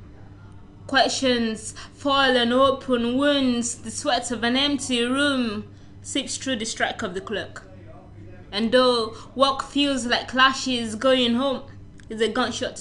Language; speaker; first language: English; non-native, local second language; Yoruba